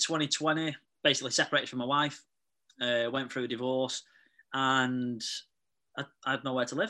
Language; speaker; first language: English; native; English